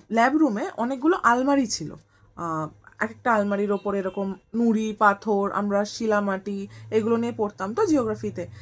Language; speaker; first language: Bangla; native; Bangla